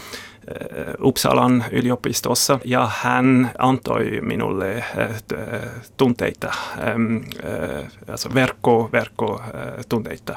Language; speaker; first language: Finnish; non-native, fluent; German